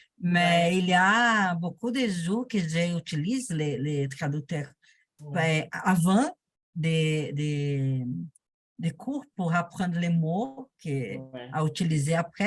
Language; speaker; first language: French; non-native, learner; Portuguese